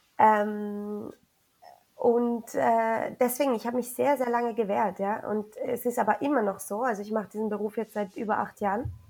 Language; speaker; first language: German; early bilingual, other home language; Spanish